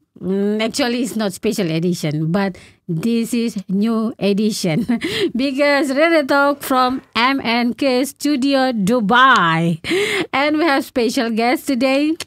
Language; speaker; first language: English; non-native, learner; Indonesian